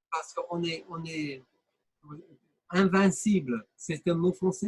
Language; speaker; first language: French; non-native, fluent; English